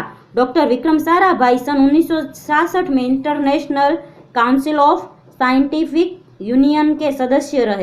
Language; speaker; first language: Hindi; non-native, local second language; Gujarati